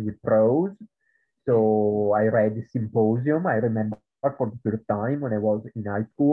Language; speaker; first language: English; non-native, fluent; Italian